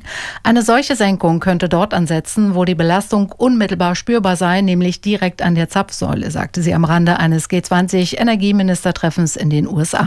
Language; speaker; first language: German; native; German